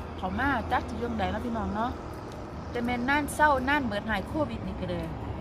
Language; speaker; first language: Thai; native; Thai